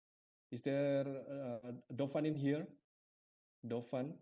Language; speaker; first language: English; non-native, fluent; Indonesian